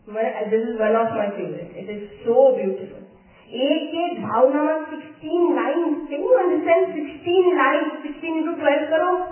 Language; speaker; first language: Hindi; non-native, local second language; Gujarati